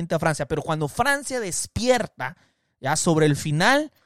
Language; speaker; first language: Spanish; native; Spanish